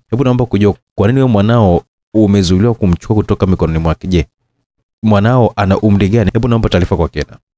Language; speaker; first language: Swahili; native; Swahili